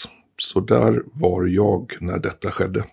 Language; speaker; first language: Swedish; native; Swedish